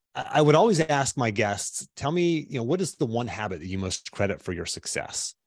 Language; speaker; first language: English; native; English